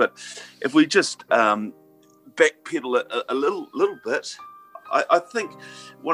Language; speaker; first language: English; native; English